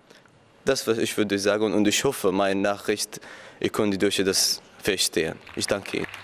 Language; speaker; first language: German; non-native, learner; Arabic